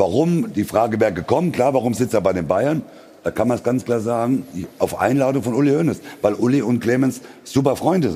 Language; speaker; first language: German; native; German